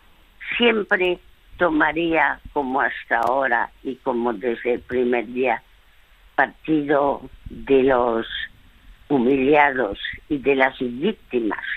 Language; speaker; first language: Spanish; early bilingual, other home language; French